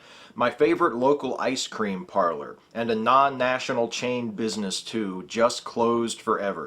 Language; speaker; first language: English; native; English